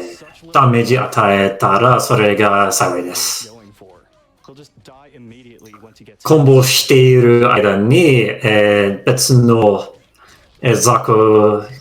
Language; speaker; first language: Japanese; non-native, fluent; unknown